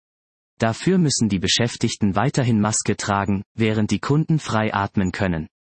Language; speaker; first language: German; native; German